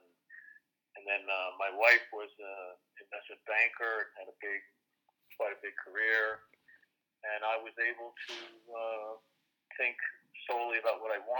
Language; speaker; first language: English; native; English